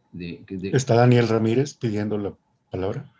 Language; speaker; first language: Spanish; native; Spanish